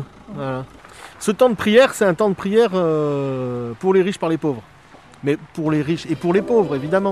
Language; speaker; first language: French; native; French